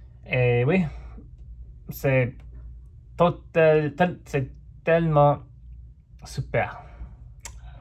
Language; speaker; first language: French; non-native, fluent; English